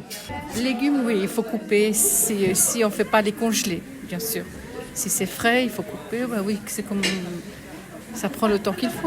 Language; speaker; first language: French; non-native, fluent; Bangla